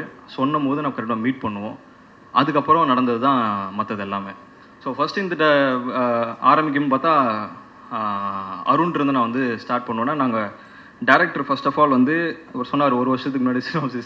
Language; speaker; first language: Tamil; native; Tamil